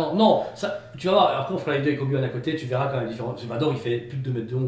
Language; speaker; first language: French; native; French